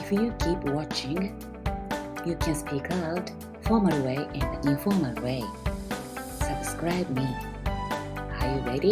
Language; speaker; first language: English; non-native, learner; Japanese